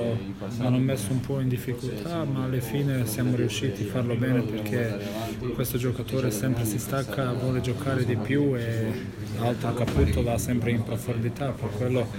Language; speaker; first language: Italian; non-native, fluent; Bosnian